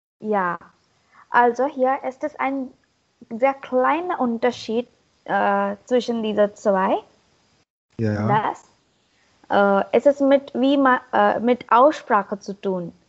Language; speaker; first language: German; non-native, learner; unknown